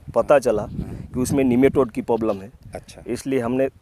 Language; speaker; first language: Hindi; non-native, local second language; Gujarati